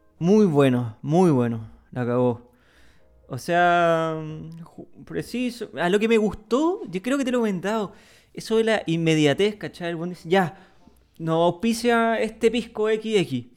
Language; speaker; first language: Spanish; native; Spanish